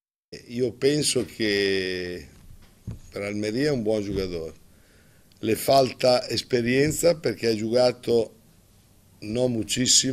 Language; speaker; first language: Spanish; non-native, fluent; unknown